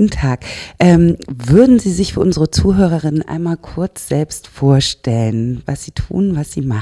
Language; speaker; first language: German; native; German